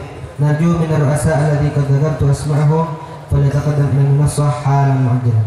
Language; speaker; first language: Arabic; non-native, fluent; Indonesian